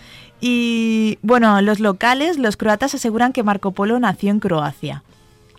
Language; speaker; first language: Spanish; native; Spanish